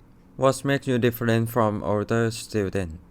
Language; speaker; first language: English; non-native, learner; Thai